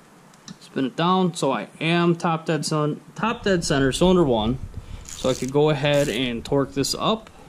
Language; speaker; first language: English; native; English